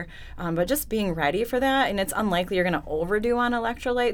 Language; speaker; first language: English; native; English